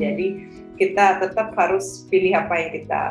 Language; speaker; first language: Indonesian; non-native, fluent; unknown